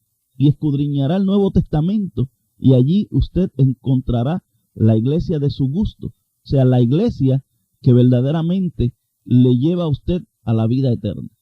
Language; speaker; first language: Spanish; native; Spanish